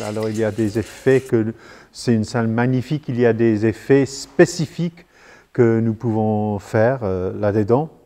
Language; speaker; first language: French; non-native, fluent; English